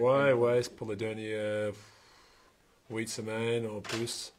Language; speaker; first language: French; non-native, learner; English